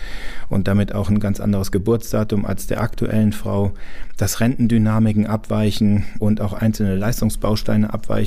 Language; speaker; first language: German; native; German